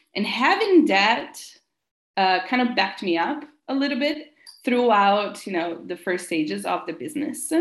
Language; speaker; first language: English; non-native, fluent; Italian